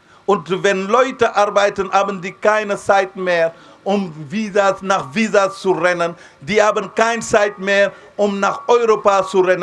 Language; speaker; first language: German; non-native, fluent; Wolof